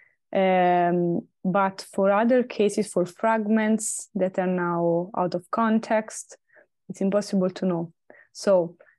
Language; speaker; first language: English; non-native, fluent; Italian